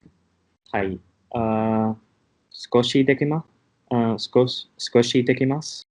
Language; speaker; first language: Japanese; non-native, learner; English